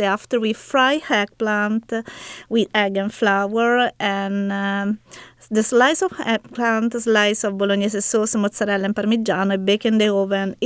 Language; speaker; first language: English; non-native, learner; Italian